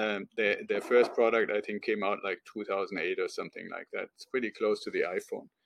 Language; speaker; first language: English; non-native, fluent; German